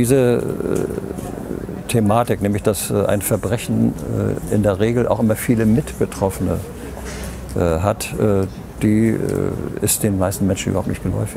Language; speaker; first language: German; native; German